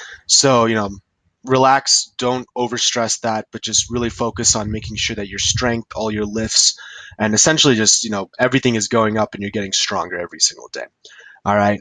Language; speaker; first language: English; native; English